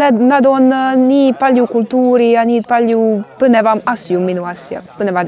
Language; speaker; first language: Estonian; non-native, learner; Croatian